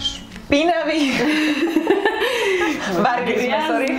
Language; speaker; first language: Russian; non-native, learner; Slovak